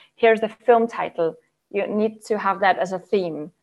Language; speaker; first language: English; non-native, fluent; German